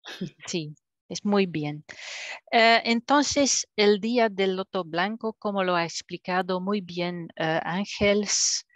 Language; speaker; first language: Spanish; non-native, fluent; French